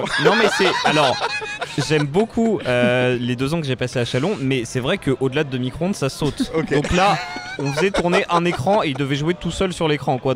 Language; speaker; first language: French; native; French